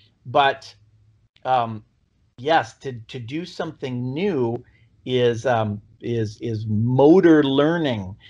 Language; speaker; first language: English; native; English